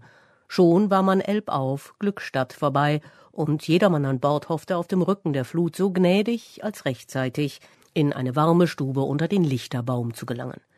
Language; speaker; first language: German; native; German